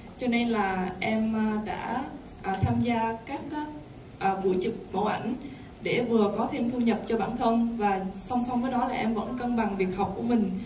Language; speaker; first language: Vietnamese; native; Vietnamese